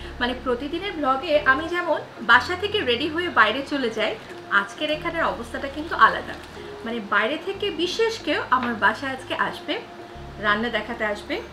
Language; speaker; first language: Bangla; native; Bangla